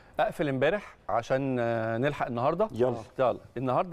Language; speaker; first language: Arabic; native; Arabic